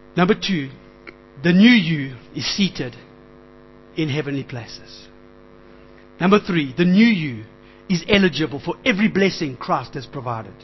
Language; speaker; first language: English; native; English